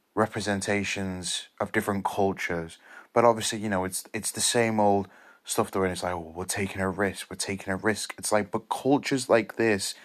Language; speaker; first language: English; native; English